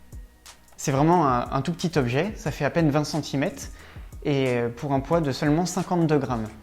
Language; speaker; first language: French; native; French